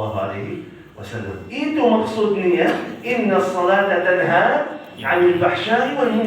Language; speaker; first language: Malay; non-native, fluent; Arabic